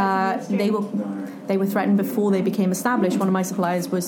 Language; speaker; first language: English; native; English